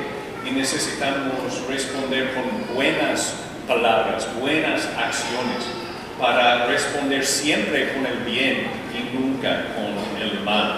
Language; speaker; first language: Spanish; non-native, fluent; English